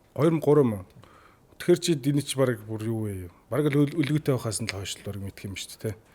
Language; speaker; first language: Mongolian; native; Mongolian